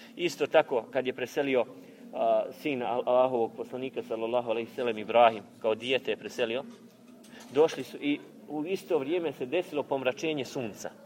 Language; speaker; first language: Bosnian; native; Bosnian